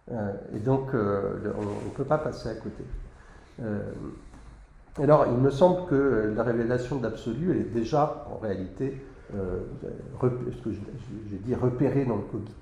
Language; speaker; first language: French; native; French